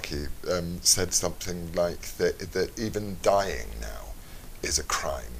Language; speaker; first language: English; native; English